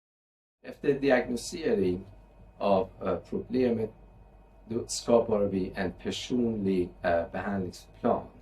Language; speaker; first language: Swedish; non-native, fluent; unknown